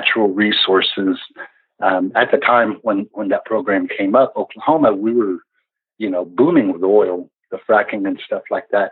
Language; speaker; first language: English; native; English